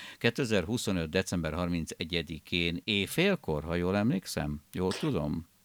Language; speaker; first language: Hungarian; native; Hungarian